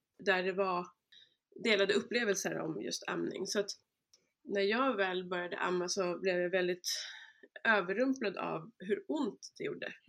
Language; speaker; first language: Swedish; early bilingual, other home language; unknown